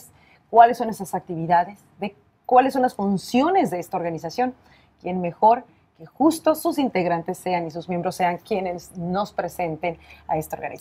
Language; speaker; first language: Spanish; native; Spanish